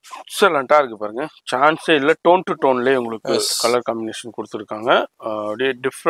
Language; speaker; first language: Tamil; native; Tamil